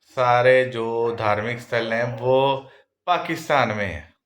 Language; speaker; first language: Hindi; non-native, local second language; Punjabi